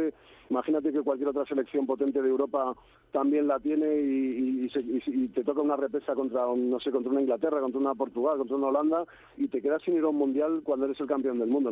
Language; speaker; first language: Spanish; native; Spanish